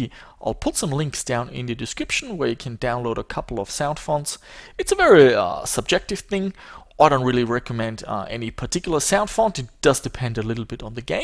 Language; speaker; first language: English; native; English